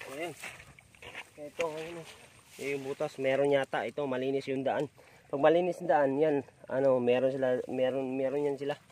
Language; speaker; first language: Filipino; non-native, local second language; Cebuano